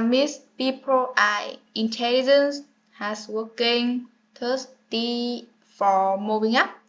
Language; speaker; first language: English; non-native, learner; Vietnamese